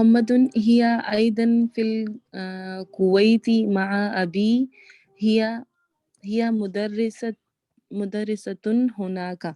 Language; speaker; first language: Arabic; non-native, learner; Urdu